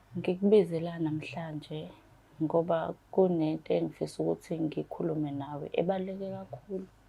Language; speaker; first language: Zulu; native; Zulu